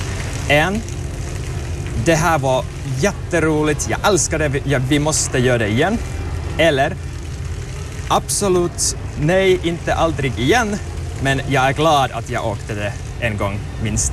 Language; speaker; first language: Swedish; non-native, learner; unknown